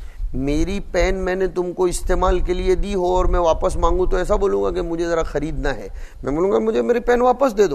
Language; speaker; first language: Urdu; non-native, local second language; Gujarati